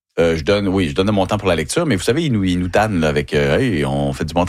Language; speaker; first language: French; native; French